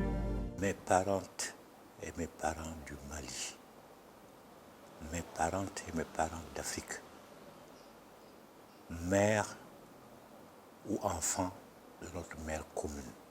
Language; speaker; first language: French; non-native, local second language; Bambara